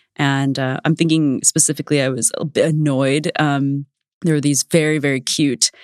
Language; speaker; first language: English; native; English